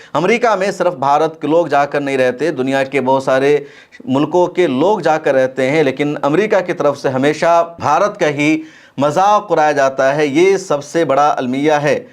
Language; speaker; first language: Urdu; native; Urdu